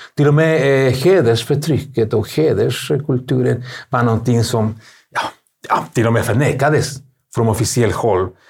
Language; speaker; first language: Swedish; non-native, fluent; Spanish